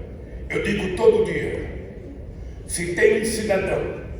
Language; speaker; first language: Portuguese; native; Portuguese